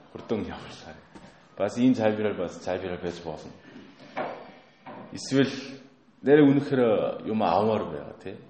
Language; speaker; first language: Mongolian; non-native, fluent; Korean